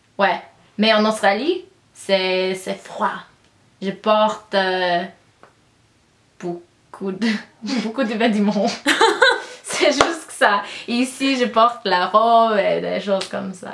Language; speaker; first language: French; non-native, learner; English